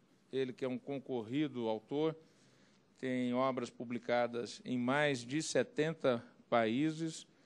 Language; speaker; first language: Portuguese; native; Portuguese